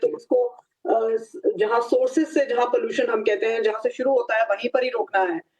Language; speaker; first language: Hindi; native; Hindi